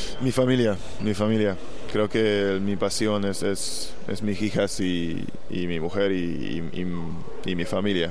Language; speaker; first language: Spanish; non-native, fluent; Hungarian